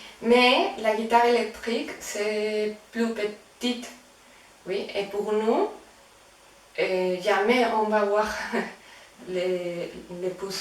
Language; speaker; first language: French; non-native, fluent; Spanish